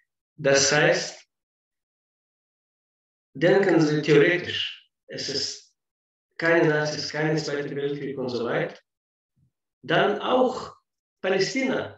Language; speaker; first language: German; non-native, fluent; Russian